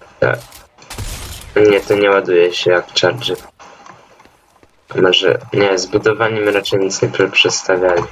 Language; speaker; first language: Polish; native; Polish